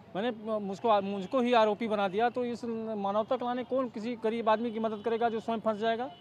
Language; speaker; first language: Hindi; native; Hindi